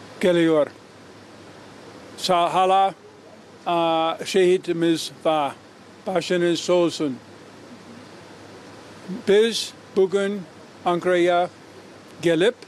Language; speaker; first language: Turkish; non-native, learner; English